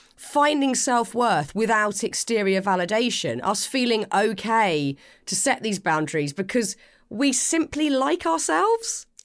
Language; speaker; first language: English; native; English